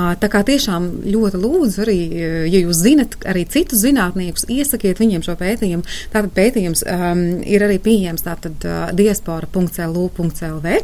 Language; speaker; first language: Latvian; native; Latvian